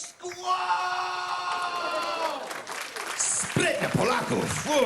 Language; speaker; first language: Polish; non-native, learner; English